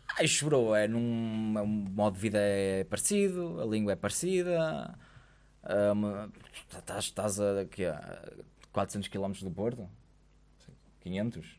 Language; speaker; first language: Portuguese; native; Portuguese